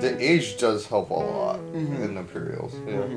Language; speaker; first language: English; native; English